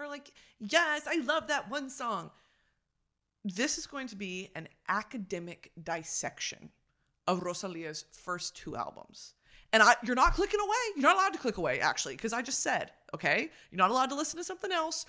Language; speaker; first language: English; native; English